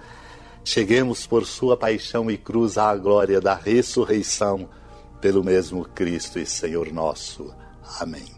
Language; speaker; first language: Portuguese; native; Portuguese